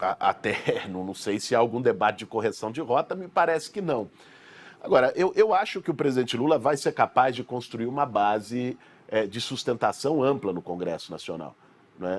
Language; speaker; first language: Portuguese; native; Portuguese